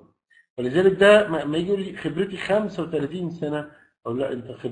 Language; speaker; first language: Arabic; native; Arabic